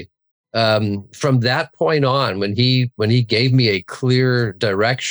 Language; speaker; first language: English; native; English